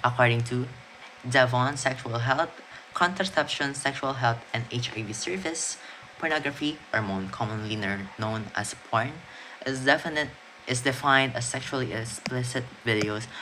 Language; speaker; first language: English; non-native, local second language; Filipino